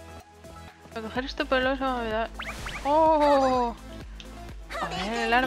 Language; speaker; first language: Spanish; native; Spanish